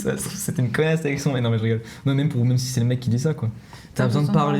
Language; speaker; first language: French; native; French